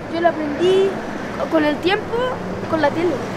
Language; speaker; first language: Spanish; early bilingual, other home language; Urdu